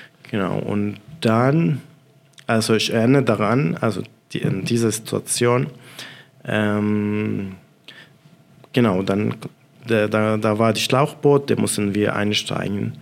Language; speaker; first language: German; non-native, fluent; Arabic